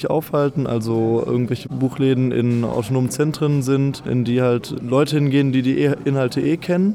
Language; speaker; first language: German; native; German